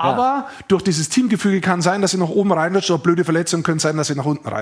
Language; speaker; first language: German; native; German